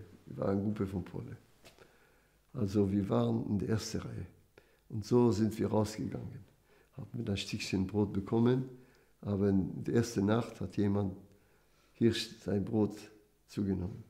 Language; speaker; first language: German; non-native, fluent; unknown